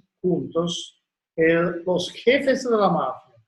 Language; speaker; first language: Spanish; non-native, learner; Italian